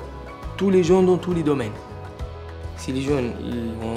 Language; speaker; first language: French; non-native, local second language; Arabic